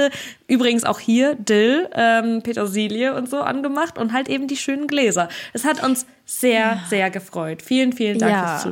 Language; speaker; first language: German; early bilingual, other home language; Russian